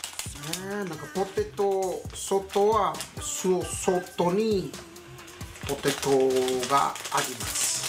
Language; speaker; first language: Japanese; non-native, learner; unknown